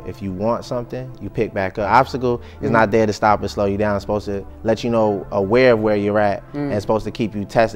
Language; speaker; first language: English; native; English